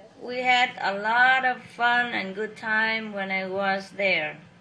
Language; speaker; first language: English; non-native, fluent; Vietnamese